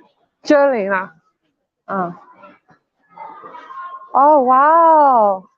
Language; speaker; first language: Chinese; non-native, learner; Afrikaans